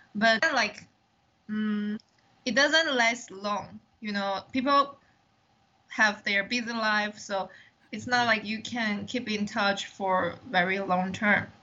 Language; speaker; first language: English; non-native, fluent; Chinese